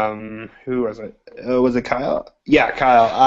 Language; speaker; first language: English; native; English